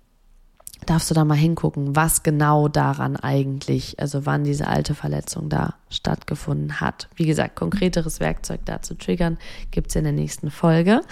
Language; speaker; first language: German; native; German